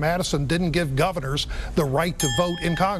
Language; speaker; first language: English; native; English